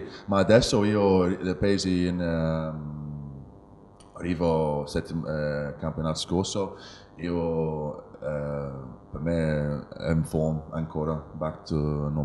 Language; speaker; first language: Italian; non-native, learner; English